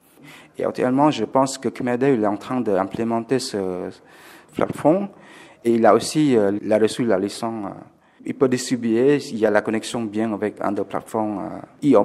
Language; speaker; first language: French; non-native, fluent; Khmer